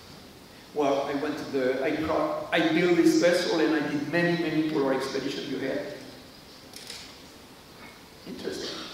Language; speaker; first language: English; non-native, learner; French